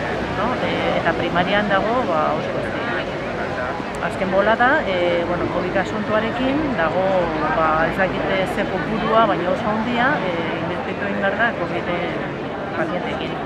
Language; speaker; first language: Basque; non-native, local second language; Spanish